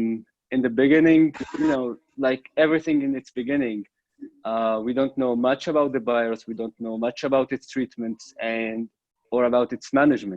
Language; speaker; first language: English; non-native, fluent; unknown